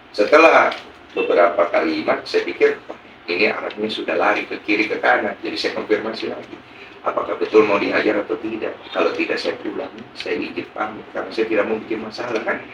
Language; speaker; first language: Indonesian; native; Indonesian